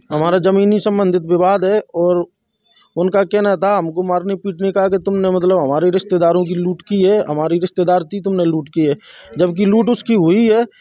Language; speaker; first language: Hindi; native; Hindi